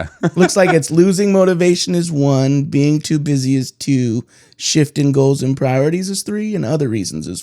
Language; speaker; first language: English; native; English